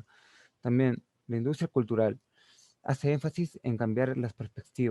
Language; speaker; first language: Spanish; native; Spanish